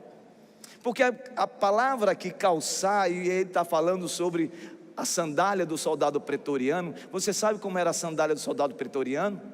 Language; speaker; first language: Portuguese; native; Portuguese